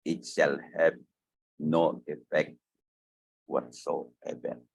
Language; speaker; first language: English; non-native, local second language; Filipino